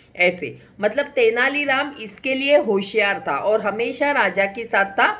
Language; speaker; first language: Hindi; non-native, local second language; Marathi